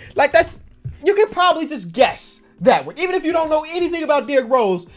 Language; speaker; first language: English; native; English